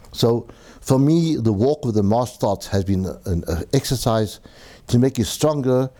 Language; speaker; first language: English; native; English